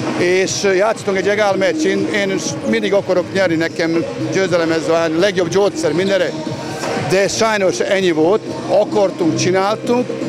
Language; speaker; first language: Hungarian; non-native, learner; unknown